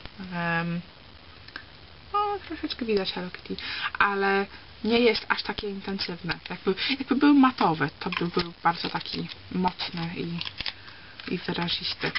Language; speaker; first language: Polish; early bilingual, heritage; Polish